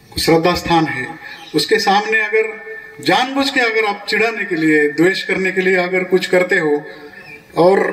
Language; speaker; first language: Hindi; non-native, local second language; Marathi